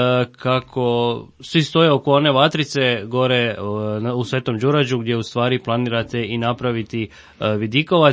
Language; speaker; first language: Croatian; native; Croatian